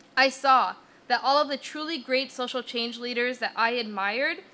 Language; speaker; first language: English; native; English